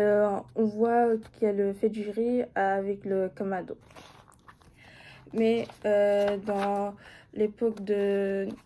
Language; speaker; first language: French; non-native, fluent; Japanese